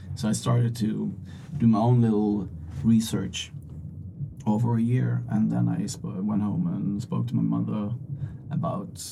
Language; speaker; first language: English; non-native, fluent; Swedish